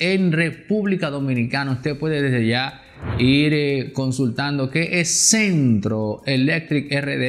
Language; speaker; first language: Spanish; native; Spanish